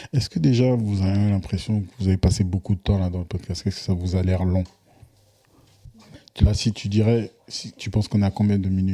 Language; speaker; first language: French; native; French